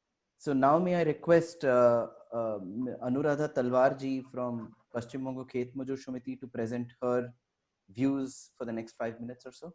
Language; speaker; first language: English; non-native, local second language; Hindi